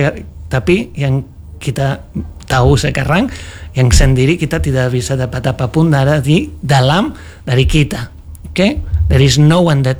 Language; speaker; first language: English; non-native, fluent; Spanish